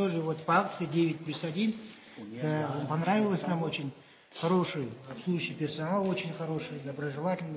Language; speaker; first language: Russian; non-native, local second language; Uzbek